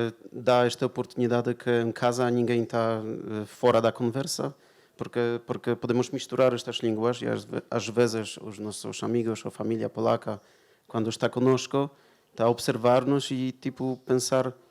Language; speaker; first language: Portuguese; non-native, fluent; Polish